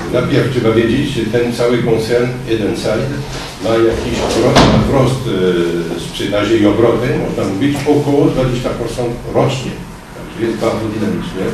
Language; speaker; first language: Polish; non-native, learner; French